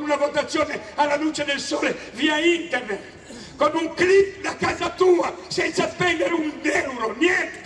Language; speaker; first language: Italian; native; Italian